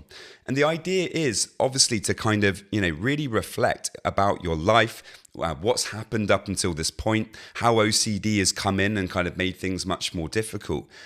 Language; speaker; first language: English; native; English